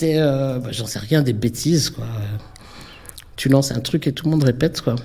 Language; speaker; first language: French; native; French